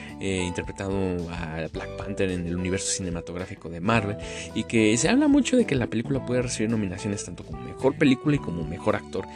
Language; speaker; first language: Spanish; native; Spanish